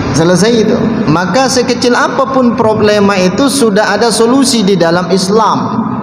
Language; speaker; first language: Malay; native; Malay